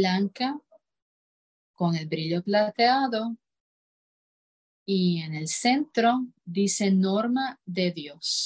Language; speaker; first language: Spanish; non-native, fluent; Croatian